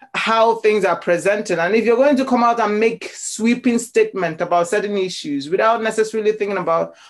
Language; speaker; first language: English; non-native, local second language; Igbo